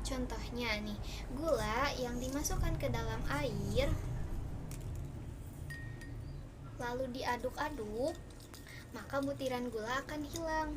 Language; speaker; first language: Indonesian; native; Indonesian